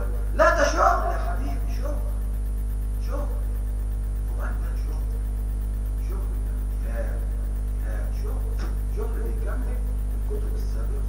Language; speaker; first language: Arabic; native; Arabic